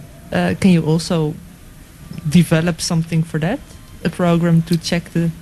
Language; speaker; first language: English; non-native, fluent; Dutch